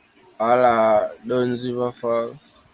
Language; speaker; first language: French; non-native, learner; English